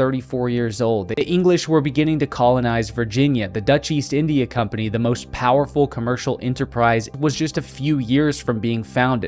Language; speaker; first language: English; native; English